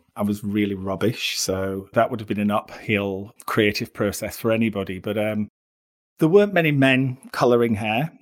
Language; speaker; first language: English; native; English